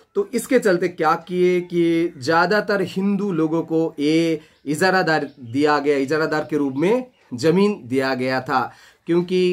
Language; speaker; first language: Hindi; non-native, local second language; Bangla